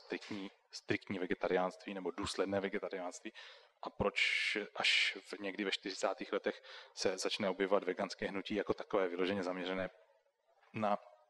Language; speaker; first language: Czech; native; Czech